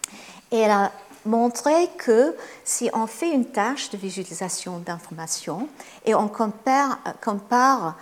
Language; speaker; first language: French; non-native, fluent; English